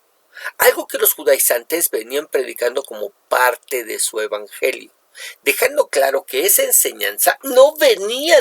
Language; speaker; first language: Spanish; native; Spanish